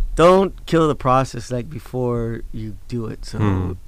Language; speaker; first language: English; native; English